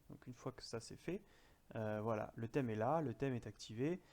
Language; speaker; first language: French; native; French